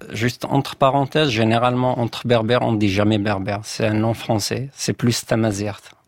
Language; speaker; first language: French; non-native, local second language; Kabyle